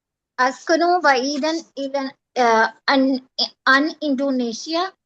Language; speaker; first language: Arabic; non-native, learner; Urdu